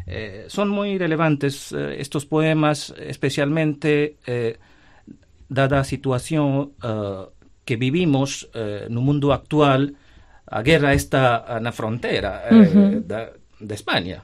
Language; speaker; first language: Galician; non-native, fluent; Hindi